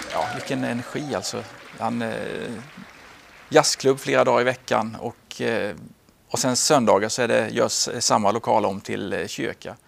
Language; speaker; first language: Swedish; native; Swedish